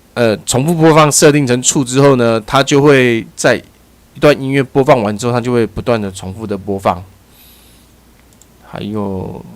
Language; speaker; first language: Chinese; native; Chinese